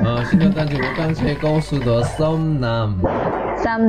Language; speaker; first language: Chinese; non-native, learner; Korean